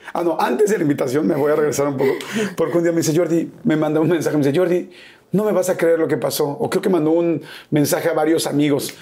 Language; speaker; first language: Spanish; native; Spanish